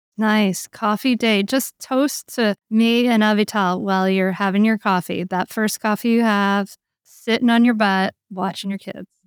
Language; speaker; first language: English; native; English